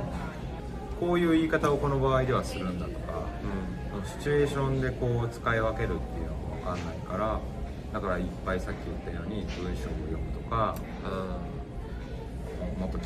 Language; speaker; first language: Japanese; native; Japanese